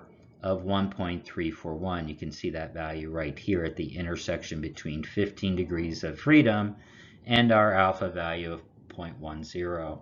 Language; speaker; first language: English; native; English